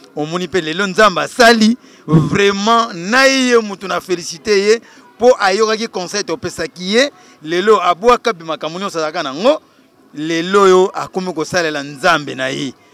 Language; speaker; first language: Lingala; non-native, local second language; Kongo